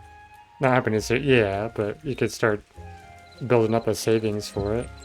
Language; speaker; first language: English; native; English